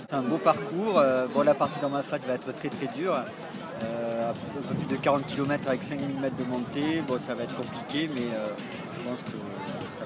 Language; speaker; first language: French; native; French